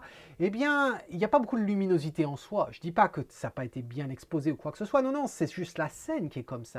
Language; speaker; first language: French; native; French